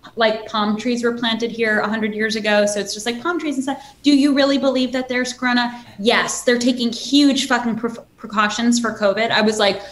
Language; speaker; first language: English; native; English